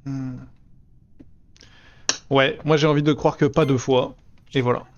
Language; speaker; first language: French; native; French